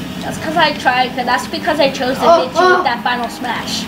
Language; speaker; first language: English; native; English